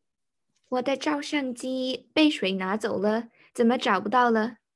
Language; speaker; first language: Chinese; non-native, learner; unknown